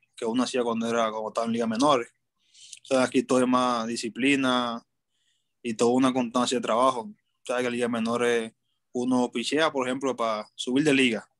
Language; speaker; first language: Spanish; native; Spanish